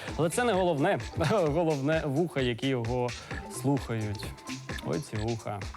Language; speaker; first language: Ukrainian; native; Ukrainian